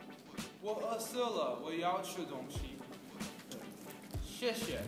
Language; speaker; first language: Chinese; non-native, learner; English